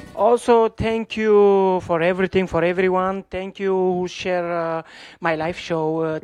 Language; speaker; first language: English; non-native, learner; Romanian